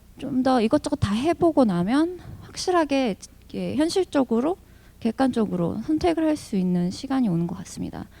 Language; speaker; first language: Korean; early bilingual, heritage; Korean